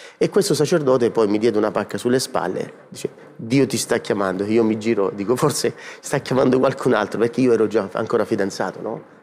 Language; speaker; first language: Italian; native; Italian